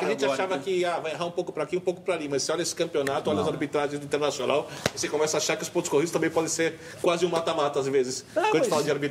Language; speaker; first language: Portuguese; native; Portuguese